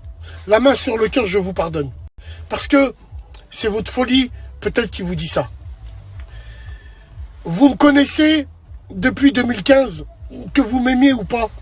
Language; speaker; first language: French; native; French